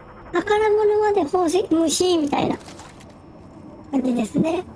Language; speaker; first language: Japanese; native; Japanese